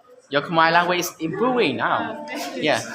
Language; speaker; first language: English; non-native, learner; Khmer